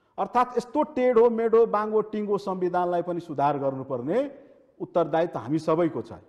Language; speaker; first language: Nepali; non-native, local second language; Maithili